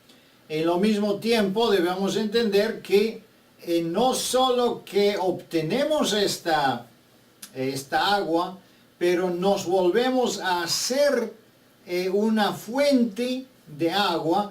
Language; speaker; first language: Spanish; non-native, fluent; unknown